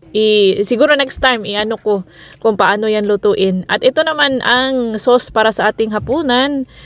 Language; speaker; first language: Filipino; non-native, local second language; Cebuano